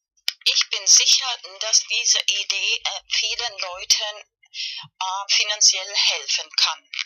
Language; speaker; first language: German; non-native, fluent; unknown